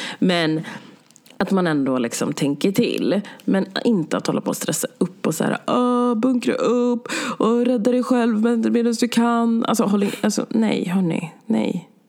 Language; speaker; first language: Swedish; native; Swedish